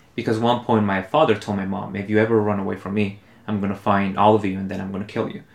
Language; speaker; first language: English; early bilingual, other home language; Spanish